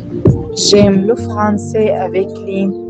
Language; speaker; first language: French; non-native, learner; Arabic